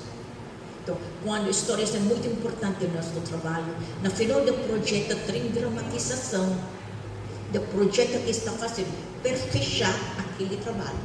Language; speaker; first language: Portuguese; non-native, fluent; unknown